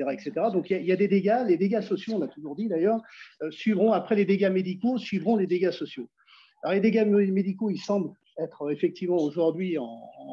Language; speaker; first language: French; native; French